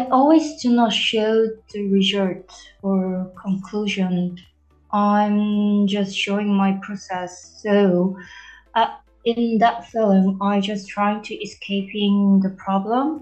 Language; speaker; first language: English; non-native, learner; Korean